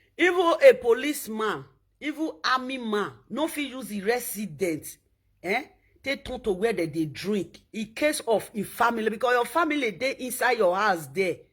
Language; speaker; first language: Nigerian Pidgin; native; Nigerian Pidgin